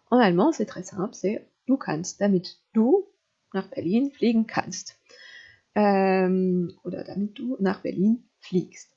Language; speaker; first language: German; non-native, fluent; French